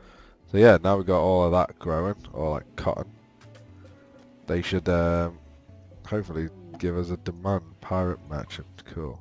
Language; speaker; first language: English; native; English